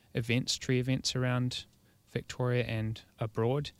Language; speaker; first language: English; native; English